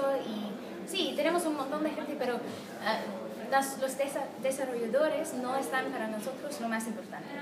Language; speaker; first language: Spanish; non-native, fluent; English